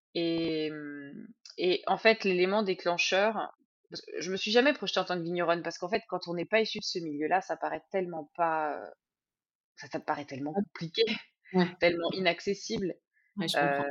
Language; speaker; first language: French; native; French